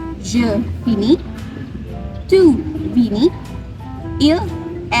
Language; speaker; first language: French; non-native, learner; Indonesian